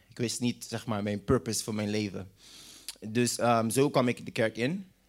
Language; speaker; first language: Dutch; non-native, local second language; English